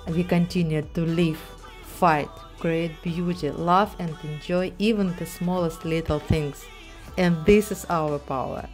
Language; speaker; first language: English; non-native, fluent; Ukrainian